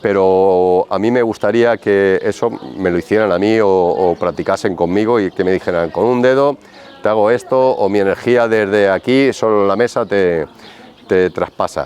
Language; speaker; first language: Spanish; native; Spanish